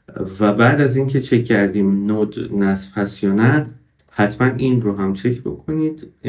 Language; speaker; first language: Persian; native; Persian